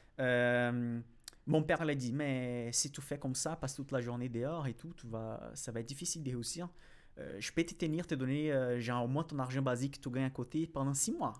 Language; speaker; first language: French; non-native, fluent; Portuguese